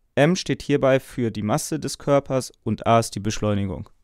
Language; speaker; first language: German; native; German